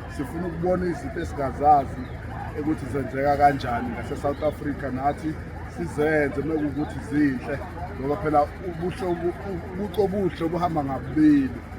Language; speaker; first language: Zulu; native; Zulu